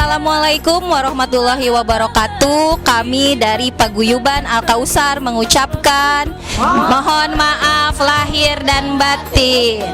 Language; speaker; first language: Indonesian; native; Indonesian